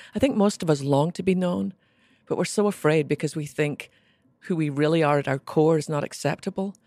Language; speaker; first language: English; native; English